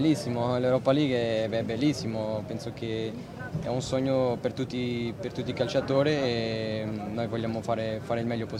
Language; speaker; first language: Italian; non-native, fluent; Portuguese